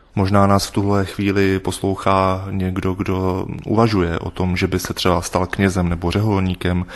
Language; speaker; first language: Czech; native; Czech